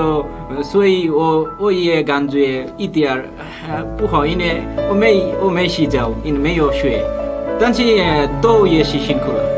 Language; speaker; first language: Chinese; non-native, learner; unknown